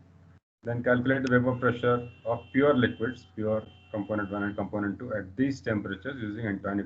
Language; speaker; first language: English; non-native, local second language; Hindi